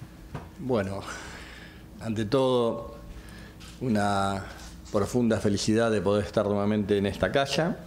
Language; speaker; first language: Spanish; native; Spanish